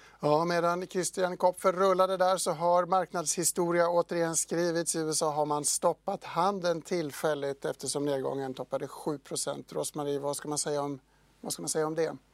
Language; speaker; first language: Swedish; native; Swedish